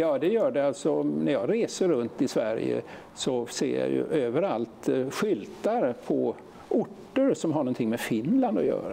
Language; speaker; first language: Swedish; native; Swedish